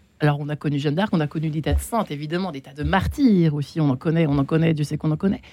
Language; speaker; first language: French; native; French